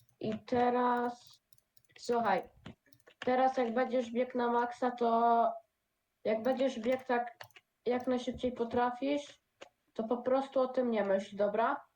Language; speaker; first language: Polish; native; Polish